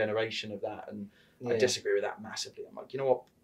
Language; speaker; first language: English; native; English